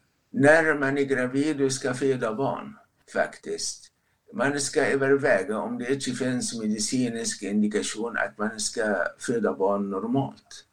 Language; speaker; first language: Swedish; non-native, fluent; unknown